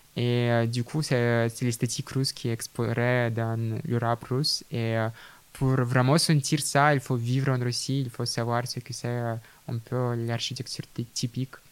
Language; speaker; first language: French; non-native, fluent; Russian